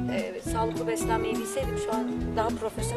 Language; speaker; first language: Turkish; native; Turkish